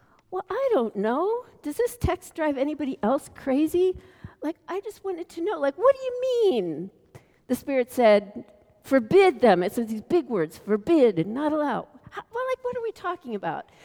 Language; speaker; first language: English; native; English